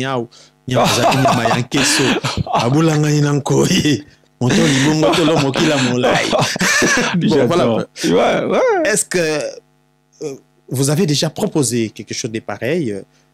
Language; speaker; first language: French; non-native, local second language; Lingala